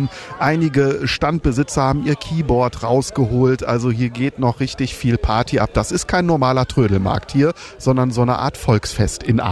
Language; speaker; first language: German; native; German